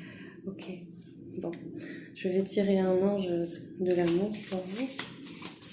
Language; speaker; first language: French; native; French